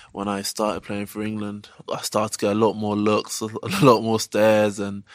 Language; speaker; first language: English; early bilingual, other home language; Yoruba